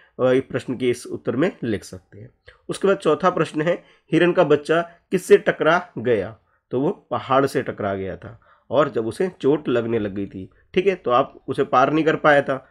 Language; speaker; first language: Hindi; native; Hindi